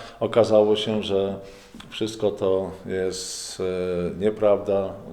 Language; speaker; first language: Polish; native; Polish